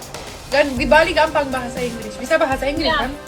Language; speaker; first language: Indonesian; non-native, fluent; Romanian